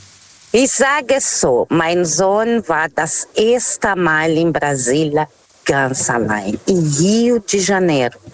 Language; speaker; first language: German; non-native, fluent; Portuguese